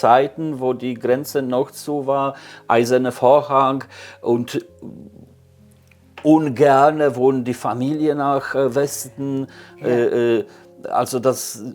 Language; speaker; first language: German; non-native, fluent; Polish